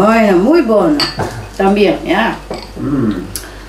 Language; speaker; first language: Spanish; non-native, learner; Vietnamese